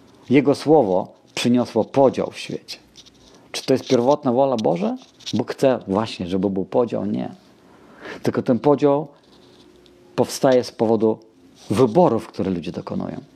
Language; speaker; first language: Polish; non-native, fluent; Russian